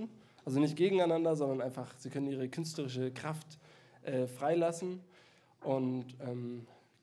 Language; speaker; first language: German; native; German